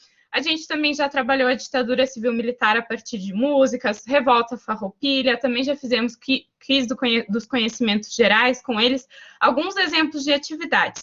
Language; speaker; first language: Portuguese; native; Portuguese